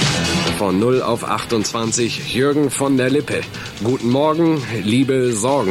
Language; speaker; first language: German; native; German